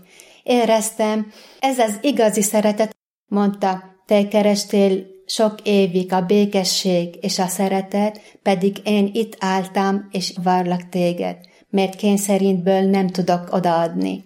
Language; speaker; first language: Hungarian; non-native, learner; Arabic